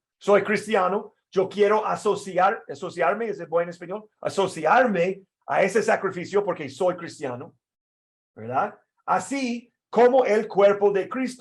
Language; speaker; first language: Spanish; non-native, fluent; English